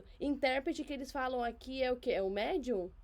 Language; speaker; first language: Portuguese; native; Portuguese